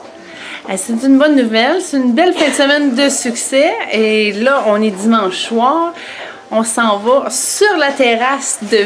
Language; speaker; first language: French; native; French